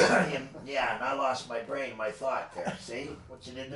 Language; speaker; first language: English; native; English